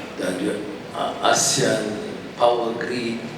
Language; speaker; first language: Malay; native; Malay